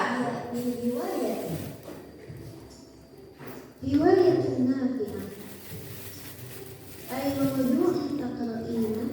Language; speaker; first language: Arabic; non-native, learner; Indonesian